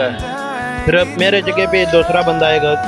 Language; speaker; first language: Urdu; non-native, local second language; Pashto